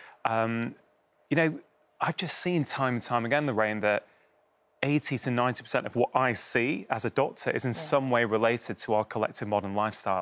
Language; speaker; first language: English; native; English